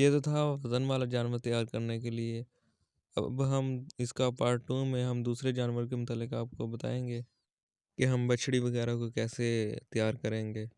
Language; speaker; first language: Urdu; non-native, local second language; Punjabi